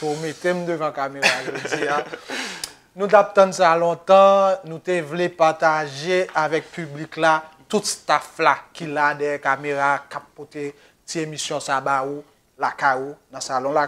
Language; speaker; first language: French; non-native, local second language; Haitian Creole